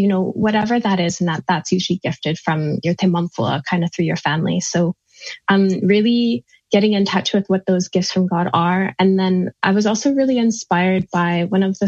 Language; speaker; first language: English; native; English